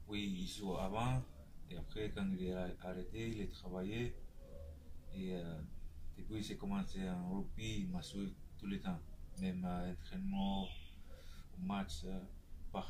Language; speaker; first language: French; non-native, learner; Tongan